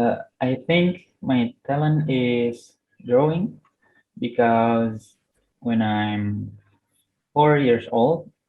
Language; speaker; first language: English; non-native, learner; Indonesian